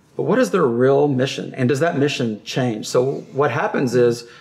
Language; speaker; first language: English; native; English